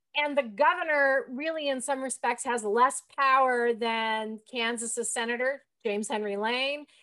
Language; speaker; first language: English; native; English